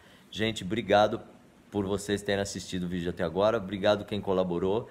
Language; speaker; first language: Portuguese; native; Portuguese